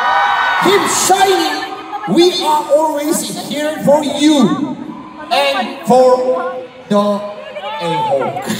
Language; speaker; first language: English; non-native, learner; Korean